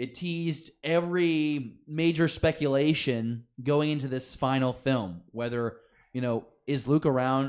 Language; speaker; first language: English; native; English